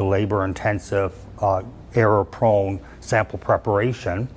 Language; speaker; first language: English; native; English